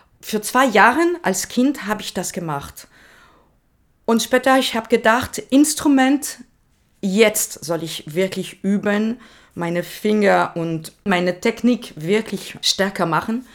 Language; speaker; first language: German; non-native, learner; French